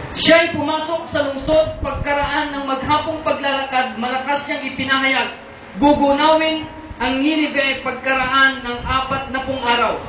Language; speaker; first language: Filipino; non-native, local second language; Iloko